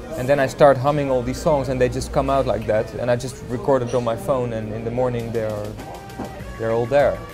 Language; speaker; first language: English; non-native, fluent; Dutch